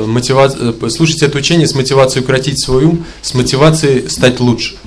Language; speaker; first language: Russian; native; Russian